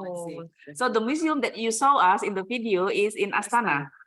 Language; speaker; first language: English; non-native, fluent; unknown